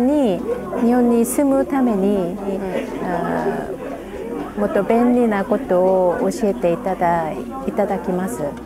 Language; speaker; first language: Japanese; non-native, learner; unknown